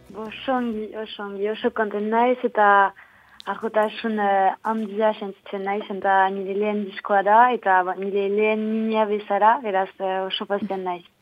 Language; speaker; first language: Basque; non-native, local second language; French